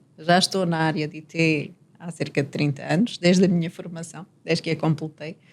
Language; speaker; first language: Portuguese; native; Portuguese